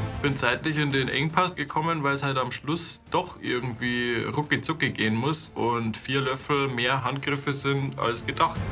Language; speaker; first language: German; native; German